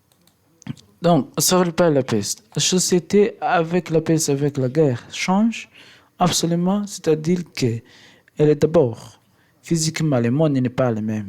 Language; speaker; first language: French; non-native, learner; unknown